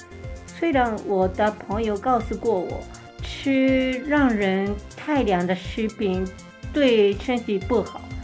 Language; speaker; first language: Chinese; non-native, fluent; Japanese